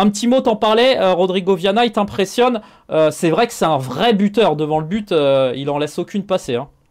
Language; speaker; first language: French; native; French